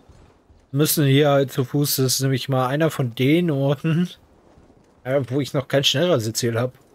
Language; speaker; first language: German; native; German